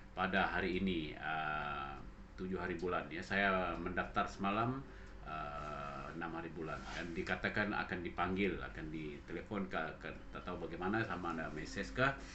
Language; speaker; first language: Malay; non-native, local second language; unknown